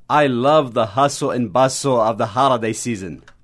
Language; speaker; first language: English; native; English